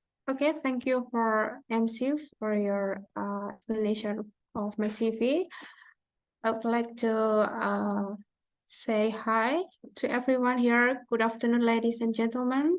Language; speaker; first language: English; non-native, fluent; Indonesian